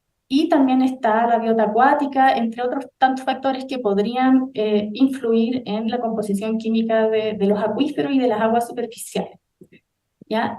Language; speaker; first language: Spanish; native; Spanish